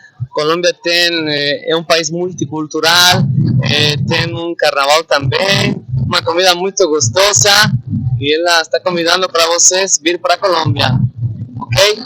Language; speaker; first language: Portuguese; non-native, fluent; Spanish